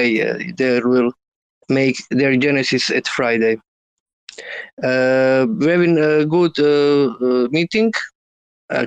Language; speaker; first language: English; non-native, learner; Croatian